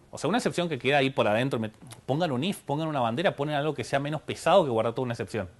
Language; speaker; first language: Spanish; native; Spanish